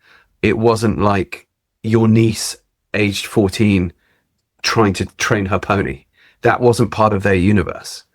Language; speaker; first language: English; native; English